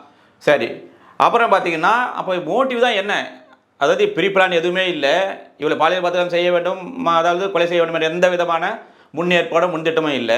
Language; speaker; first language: Tamil; native; Tamil